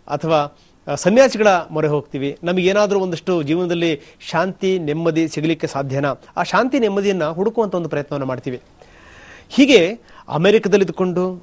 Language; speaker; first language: Kannada; native; Kannada